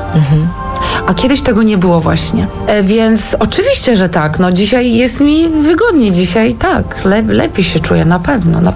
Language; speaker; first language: Polish; early bilingual, heritage; Polish